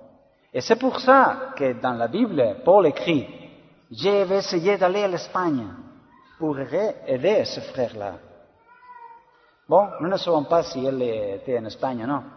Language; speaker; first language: French; non-native, learner; Spanish